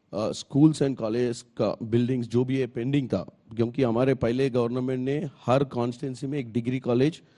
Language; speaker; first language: Hindi; non-native, local second language; Telugu